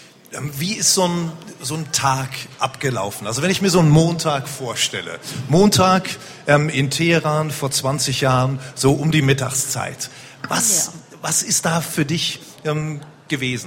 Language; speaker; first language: German; native; German